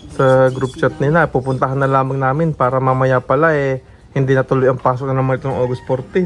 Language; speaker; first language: Filipino; native; Filipino